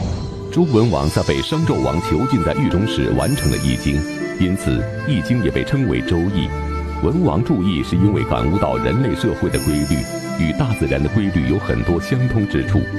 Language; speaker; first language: Chinese; native; Chinese